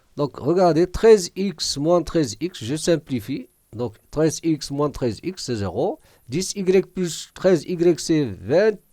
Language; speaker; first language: French; non-native, local second language; Arabic